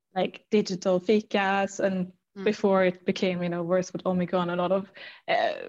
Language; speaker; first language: English; non-native, fluent; German